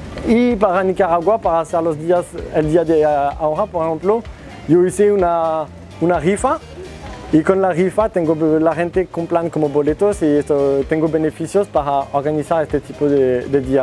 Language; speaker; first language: Spanish; non-native, learner; French